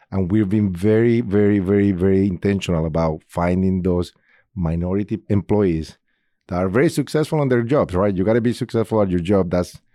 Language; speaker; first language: English; non-native, fluent; Spanish